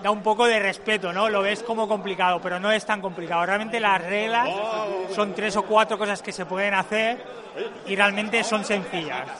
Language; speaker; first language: Spanish; non-native, local second language; Catalan